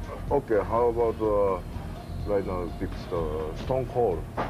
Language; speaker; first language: English; non-native, learner; Japanese